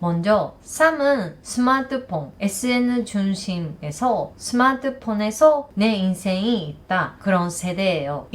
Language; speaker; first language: Korean; non-native, learner; Japanese